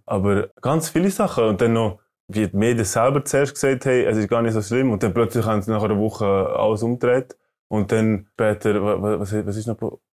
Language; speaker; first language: German; early bilingual, other home language; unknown